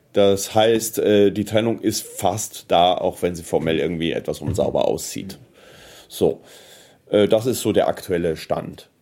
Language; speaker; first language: German; early bilingual, heritage; German